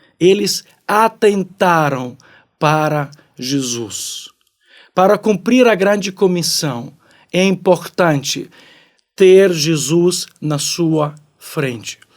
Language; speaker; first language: Portuguese; non-native, fluent; Ukrainian